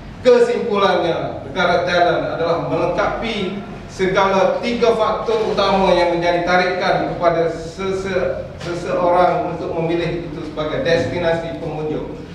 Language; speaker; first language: Malay; native; Malay